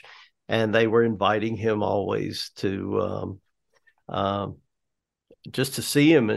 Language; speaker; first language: English; native; English